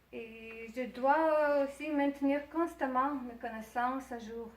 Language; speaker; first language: French; non-native, fluent; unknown